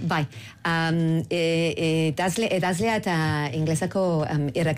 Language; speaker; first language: Basque; non-native, learner; English